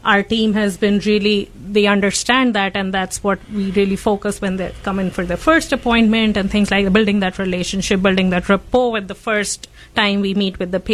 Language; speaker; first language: English; non-native, local second language; Hindi